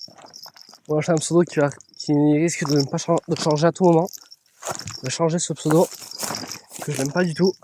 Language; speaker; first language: French; native; French